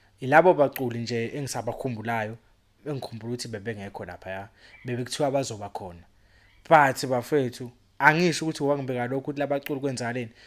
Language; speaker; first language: Zulu; native; Zulu